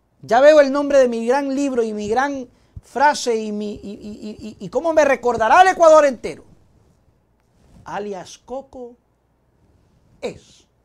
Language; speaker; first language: Spanish; native; Spanish